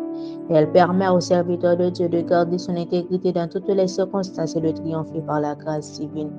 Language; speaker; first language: French; non-native, local second language; Haitian Creole